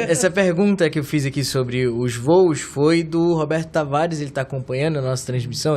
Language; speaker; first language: Portuguese; native; Portuguese